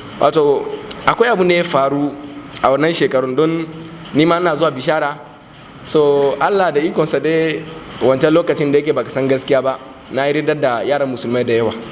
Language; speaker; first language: Hausa; non-native, local second language; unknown